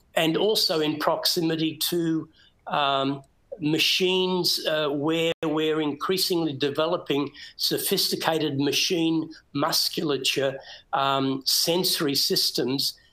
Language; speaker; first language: English; native; English